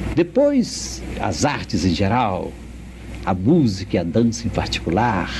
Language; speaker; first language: Portuguese; native; Portuguese